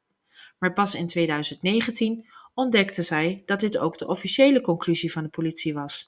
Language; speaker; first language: Dutch; native; Dutch